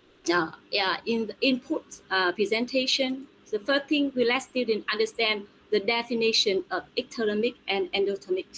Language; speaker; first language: English; non-native, fluent; Vietnamese